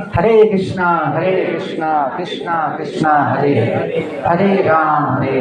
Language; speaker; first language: Hindi; non-native, local second language; Marathi